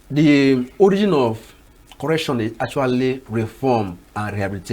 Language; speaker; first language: English; non-native, local second language; Igbo